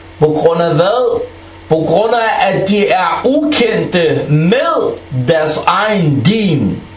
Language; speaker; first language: Danish; early bilingual, other home language; Arabic